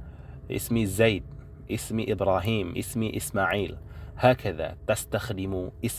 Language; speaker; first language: Arabic; non-native, fluent; Indonesian